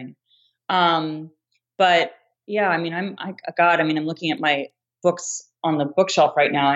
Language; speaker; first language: English; native; English